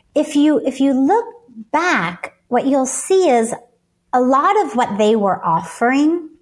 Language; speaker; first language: English; native; English